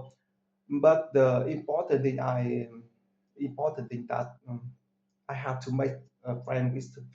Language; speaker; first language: English; non-native, learner; Vietnamese